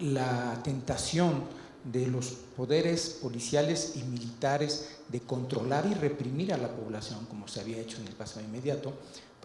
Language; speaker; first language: Spanish; native; Spanish